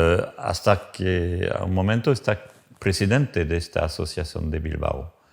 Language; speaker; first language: Spanish; non-native, fluent; French